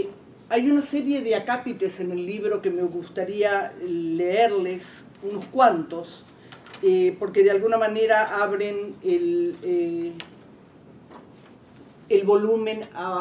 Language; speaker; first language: Spanish; native; Spanish